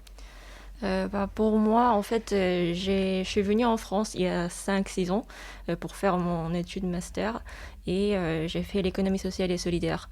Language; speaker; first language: French; non-native, fluent; Japanese